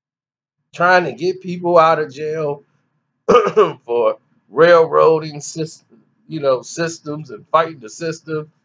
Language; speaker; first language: English; native; English